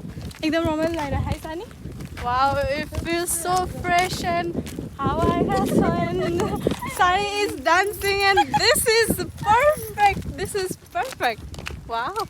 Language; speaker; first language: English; non-native, learner; Nepali